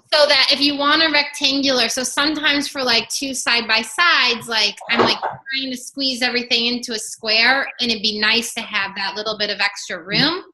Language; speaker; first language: English; native; English